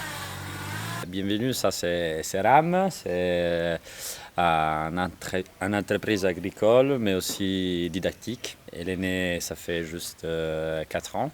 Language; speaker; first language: French; non-native, learner; Italian